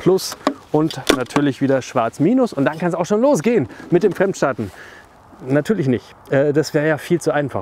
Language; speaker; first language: German; native; German